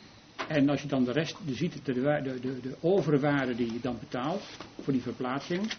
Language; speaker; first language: Dutch; native; Dutch